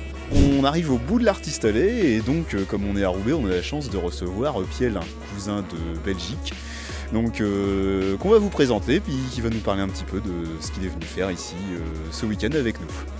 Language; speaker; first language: French; native; French